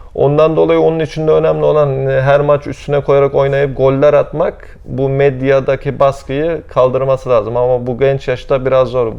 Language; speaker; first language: Turkish; early bilingual, heritage; Turkish